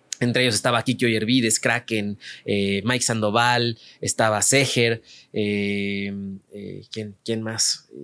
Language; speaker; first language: Spanish; native; Spanish